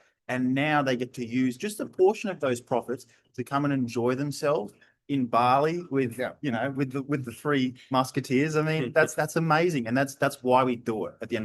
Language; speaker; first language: English; native; English